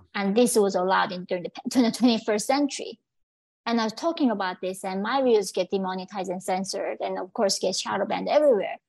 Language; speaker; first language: English; early bilingual, other home language; Korean